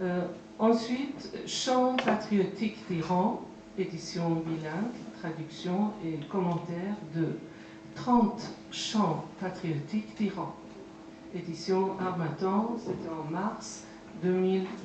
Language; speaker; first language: French; non-native, fluent; Persian